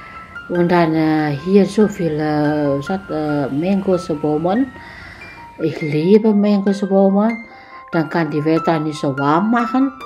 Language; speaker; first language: German; non-native, learner; Indonesian